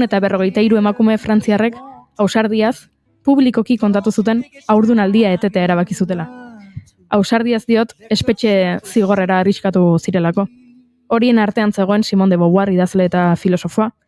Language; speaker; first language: Basque; native; Basque